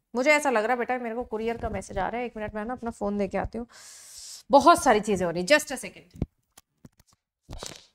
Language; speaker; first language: Hindi; native; Hindi